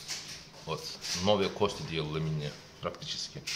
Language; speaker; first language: Russian; non-native, learner; Turkish